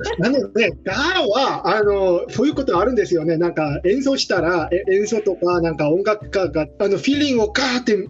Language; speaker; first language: Japanese; non-native, fluent; Korean